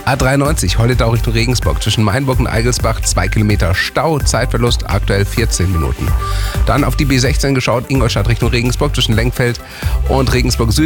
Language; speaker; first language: German; native; German